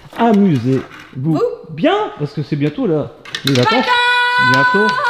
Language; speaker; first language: French; native; French